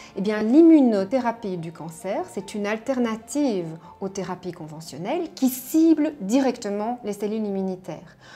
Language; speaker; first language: French; native; French